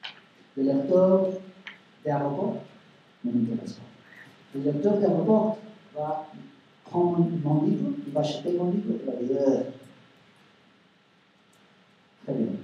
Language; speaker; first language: French; non-native, learner; Spanish